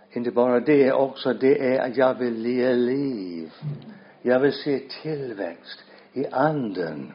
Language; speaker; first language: Swedish; non-native, fluent; English